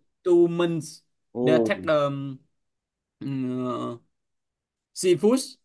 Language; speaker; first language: English; non-native, learner; Vietnamese